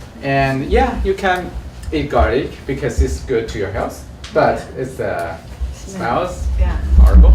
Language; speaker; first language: English; non-native, learner; Chinese